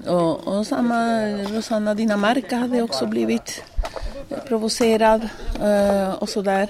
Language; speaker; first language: Swedish; non-native, fluent; Spanish